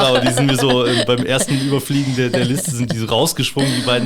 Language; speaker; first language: German; native; German